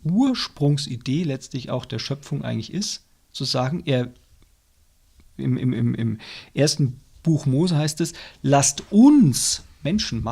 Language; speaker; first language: German; native; German